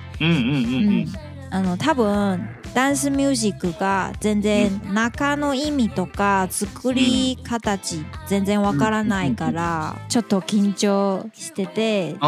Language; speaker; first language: Japanese; non-native, learner; Chinese